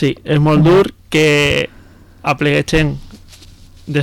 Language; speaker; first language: Catalan; native; Catalan